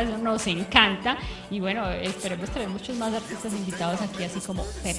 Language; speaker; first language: Spanish; native; Spanish